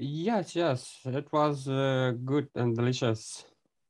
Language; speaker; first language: English; non-native, learner; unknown